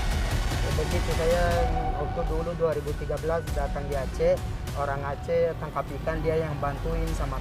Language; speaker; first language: Indonesian; non-native, learner; Rohingya